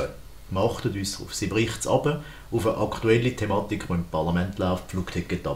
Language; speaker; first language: German; native; German